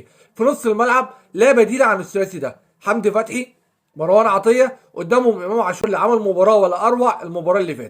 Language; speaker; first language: Arabic; native; Arabic